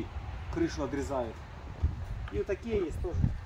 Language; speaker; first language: Russian; native; Russian